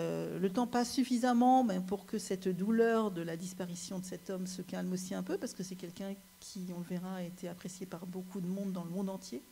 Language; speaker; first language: French; native; French